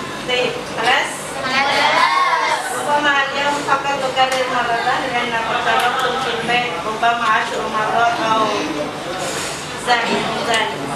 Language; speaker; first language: Arabic; non-native, fluent; Indonesian